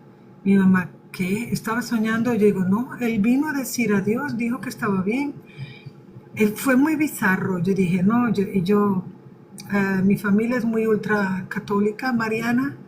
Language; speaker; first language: Spanish; early bilingual, other home language; Portuguese